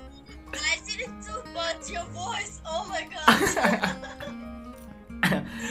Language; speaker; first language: English; non-native, learner; Russian